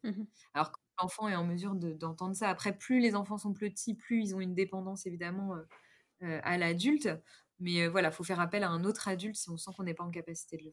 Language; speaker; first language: French; native; French